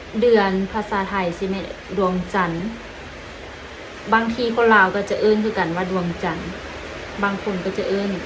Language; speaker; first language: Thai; non-native, learner; Lao